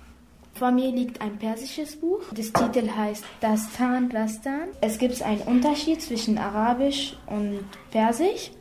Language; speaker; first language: German; early bilingual, other home language; Arabic